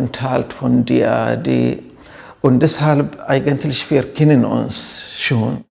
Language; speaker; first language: German; non-native, fluent; Arabic